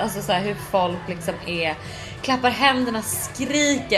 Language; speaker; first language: Swedish; native; Swedish